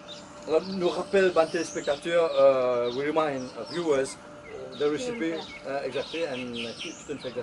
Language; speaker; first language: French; non-native, local second language; Morisyen